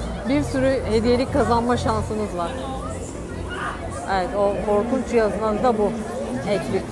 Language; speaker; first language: Turkish; native; Turkish